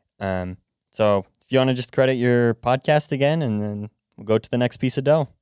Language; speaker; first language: English; native; English